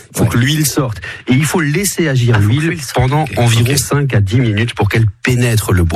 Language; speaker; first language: French; native; French